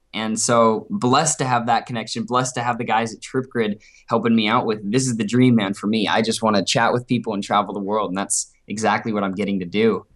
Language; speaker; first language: English; native; English